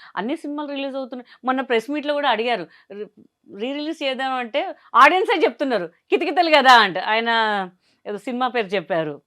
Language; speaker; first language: Telugu; non-native, local second language; Hindi